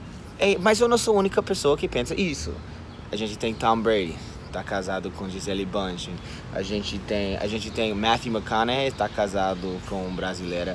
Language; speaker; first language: Portuguese; non-native, fluent; English